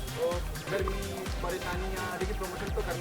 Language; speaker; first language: Hindi; native; Hindi